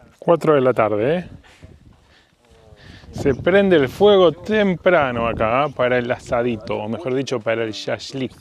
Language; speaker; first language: Spanish; native; Spanish